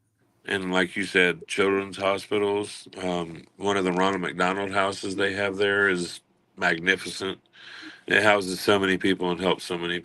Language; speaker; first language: English; native; English